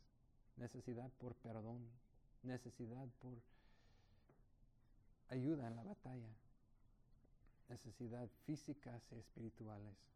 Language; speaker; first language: Spanish; non-native, fluent; English